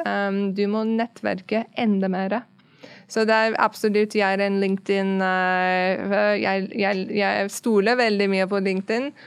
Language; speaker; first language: Norwegian; non-native, fluent; English